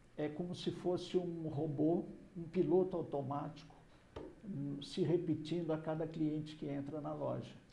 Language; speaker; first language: Portuguese; non-native, fluent; German